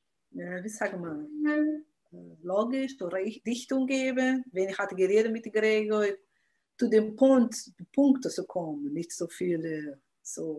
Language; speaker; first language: German; non-native, learner; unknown